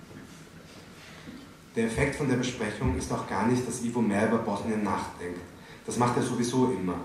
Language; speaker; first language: German; native; German